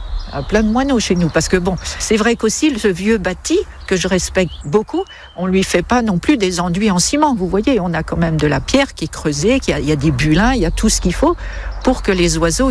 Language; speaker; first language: French; native; French